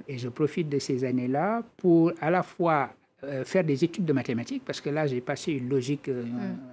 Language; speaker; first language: French; non-native, local second language; Wolof